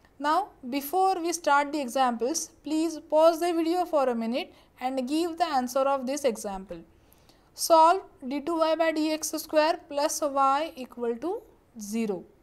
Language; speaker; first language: English; non-native, local second language; Marathi